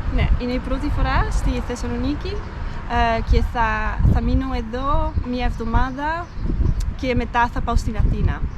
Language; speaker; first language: Greek; non-native, learner; Dutch